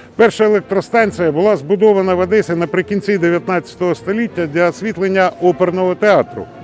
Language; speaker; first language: Ukrainian; native; Ukrainian